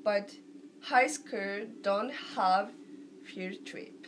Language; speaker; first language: English; non-native, learner; Japanese